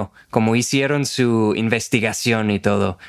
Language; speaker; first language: Spanish; non-native, fluent; English